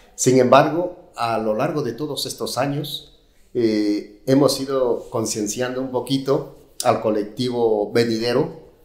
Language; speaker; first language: Spanish; native; Spanish